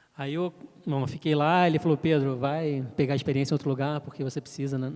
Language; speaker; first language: Portuguese; early bilingual, heritage; French